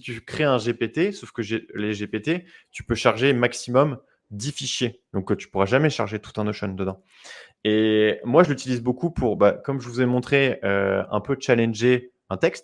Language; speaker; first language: French; native; French